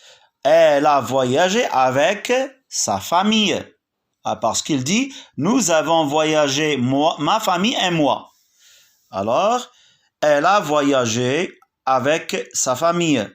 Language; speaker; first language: French; non-native, local second language; Arabic